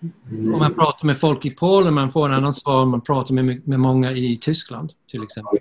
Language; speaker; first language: Swedish; non-native, fluent; English